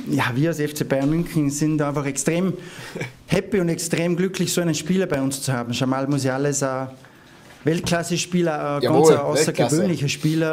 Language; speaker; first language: German; native; German